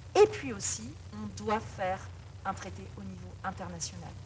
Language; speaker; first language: French; native; French